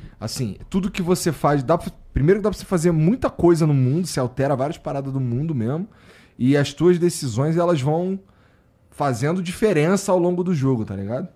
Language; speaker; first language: Portuguese; native; Portuguese